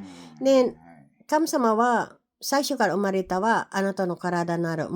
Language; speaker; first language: Japanese; non-native, learner; Filipino